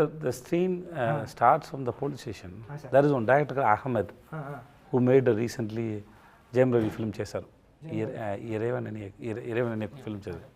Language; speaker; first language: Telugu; non-native, learner; Tamil